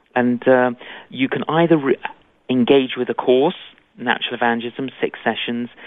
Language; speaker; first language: English; native; English